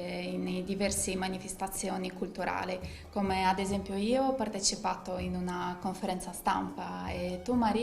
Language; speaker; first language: Italian; native; Italian